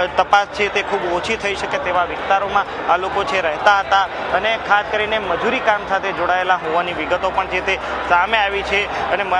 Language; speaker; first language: Gujarati; native; Gujarati